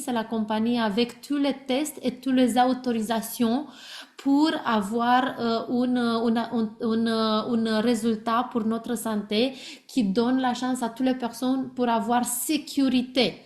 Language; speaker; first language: French; non-native, learner; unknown